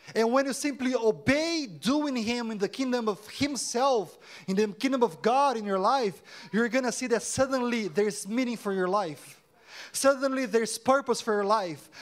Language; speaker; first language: English; non-native, fluent; Portuguese